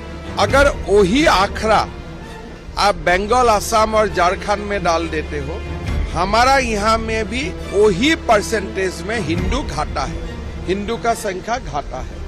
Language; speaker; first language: Hindi; non-native, local second language; Assamese